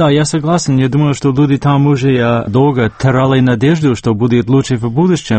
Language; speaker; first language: Russian; non-native, fluent; English